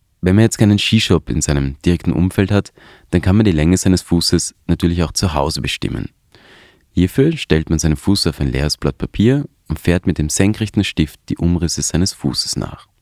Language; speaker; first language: German; native; German